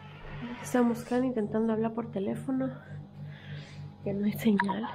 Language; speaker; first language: Spanish; native; Spanish